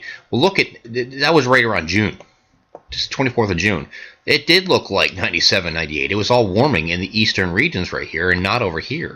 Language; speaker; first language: English; native; English